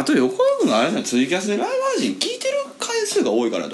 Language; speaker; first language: Japanese; native; Japanese